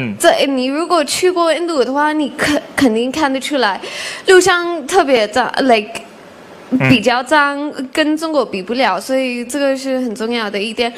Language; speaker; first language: Chinese; non-native, learner; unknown